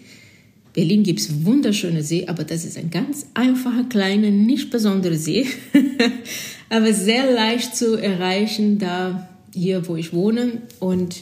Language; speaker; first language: German; non-native, fluent; Portuguese